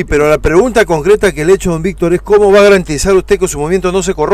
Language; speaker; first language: Spanish; native; Spanish